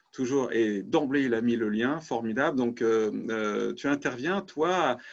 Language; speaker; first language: French; native; French